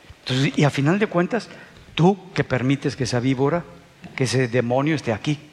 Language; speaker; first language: Spanish; native; Spanish